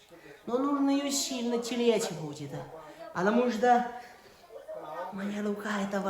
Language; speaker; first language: Russian; non-native, learner; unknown